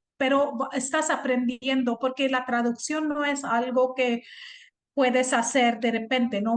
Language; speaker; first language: Spanish; non-native, fluent; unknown